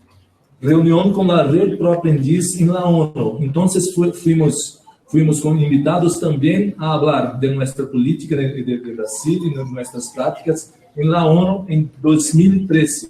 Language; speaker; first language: Spanish; non-native, learner; Portuguese